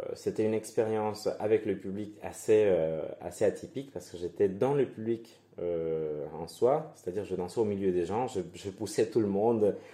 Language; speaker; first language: French; non-native, fluent; Spanish